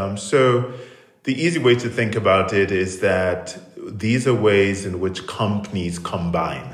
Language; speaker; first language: English; non-native, local second language; Krio